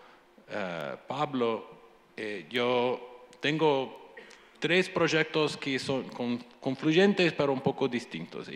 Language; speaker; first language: Spanish; non-native, fluent; English